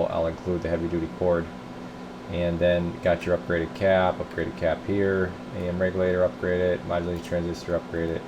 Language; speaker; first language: English; native; English